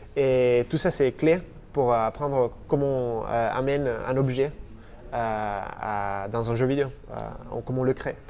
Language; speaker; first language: French; non-native, fluent; Spanish